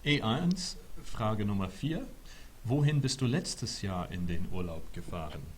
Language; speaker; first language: German; non-native, fluent; English